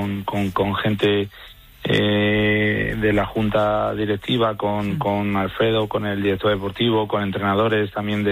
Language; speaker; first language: Spanish; native; Spanish